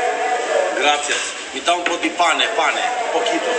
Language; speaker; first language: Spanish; non-native, learner; Albanian